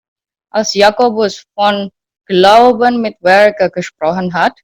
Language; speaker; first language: German; non-native, learner; Indonesian